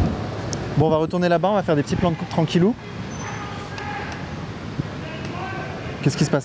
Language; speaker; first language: French; native; French